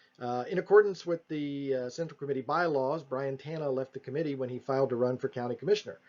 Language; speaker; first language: English; native; English